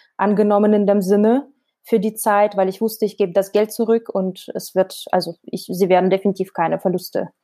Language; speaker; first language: German; non-native, fluent; Russian